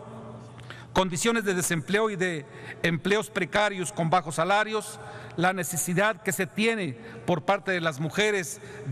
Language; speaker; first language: Spanish; native; Spanish